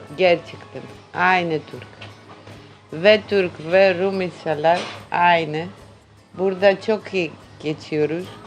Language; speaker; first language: Turkish; non-native, learner; Greek